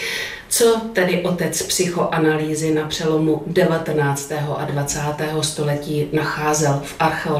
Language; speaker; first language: Czech; native; Czech